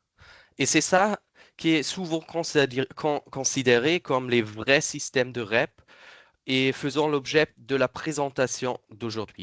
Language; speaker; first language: French; non-native, fluent; German